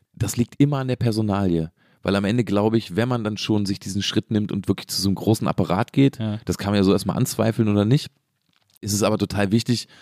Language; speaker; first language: German; native; German